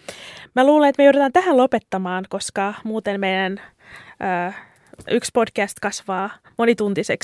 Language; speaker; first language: Finnish; native; Finnish